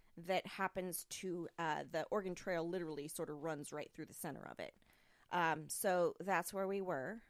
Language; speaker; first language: English; native; English